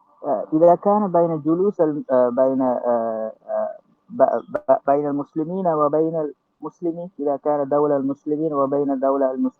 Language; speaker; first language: Arabic; non-native, learner; Malay